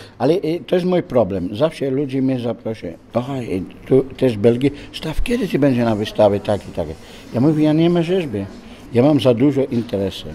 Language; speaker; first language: Polish; non-native, learner; Dutch